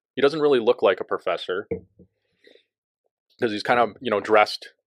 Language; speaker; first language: English; native; English